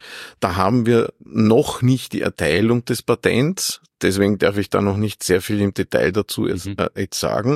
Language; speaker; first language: German; native; German